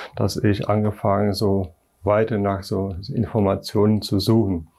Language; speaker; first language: German; non-native, fluent; Polish